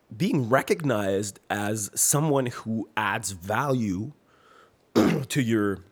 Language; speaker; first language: English; non-native, fluent; French